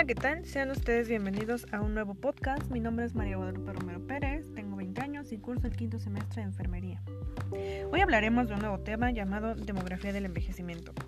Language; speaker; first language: Spanish; native; Spanish